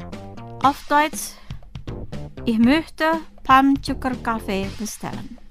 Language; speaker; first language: German; non-native, fluent; Indonesian